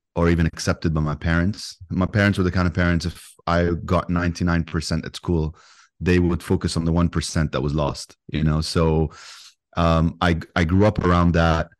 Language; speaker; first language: English; non-native, fluent; Arabic